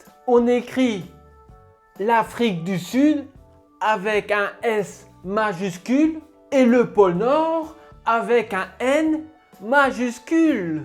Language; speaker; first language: French; native; French